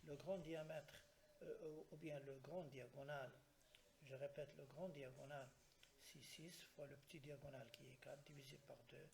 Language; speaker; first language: French; non-native, local second language; Arabic